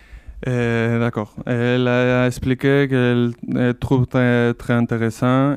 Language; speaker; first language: French; non-native, fluent; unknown